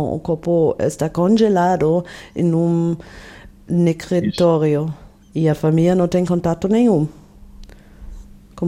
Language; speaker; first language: Portuguese; non-native, fluent; German